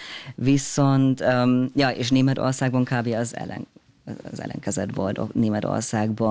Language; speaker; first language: Hungarian; non-native, fluent; German